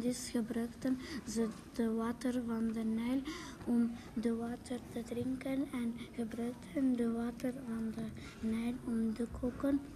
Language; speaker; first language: Dutch; non-native, local second language; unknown